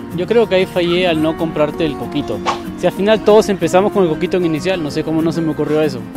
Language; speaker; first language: Spanish; native; Spanish